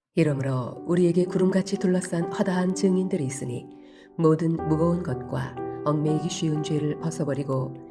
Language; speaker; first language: Korean; native; Korean